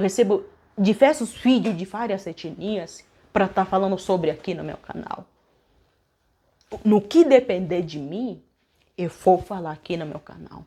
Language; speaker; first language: Portuguese; non-native, local second language; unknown